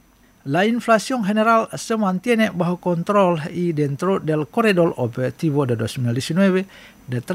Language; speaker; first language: Spanish; non-native, fluent; Indonesian